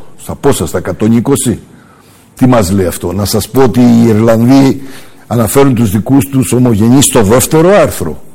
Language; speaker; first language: Greek; early bilingual, heritage; Greek